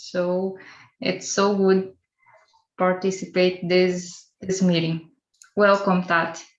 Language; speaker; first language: English; non-native, learner; Portuguese